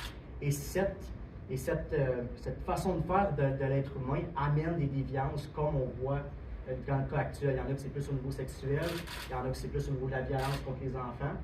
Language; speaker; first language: French; native; French